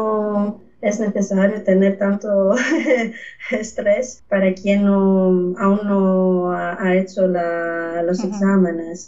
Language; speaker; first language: Spanish; non-native, fluent; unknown